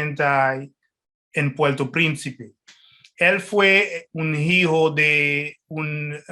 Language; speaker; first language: Spanish; non-native, fluent; French